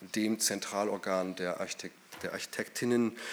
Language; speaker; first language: German; native; German